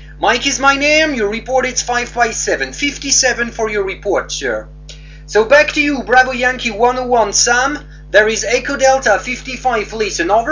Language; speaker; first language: English; non-native, learner; French